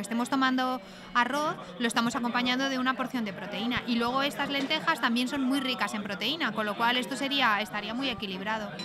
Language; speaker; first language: Spanish; native; Spanish